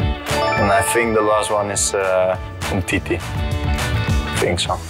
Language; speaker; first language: English; non-native, fluent; Dutch